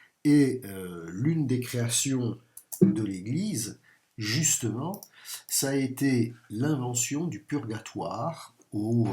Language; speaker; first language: French; native; French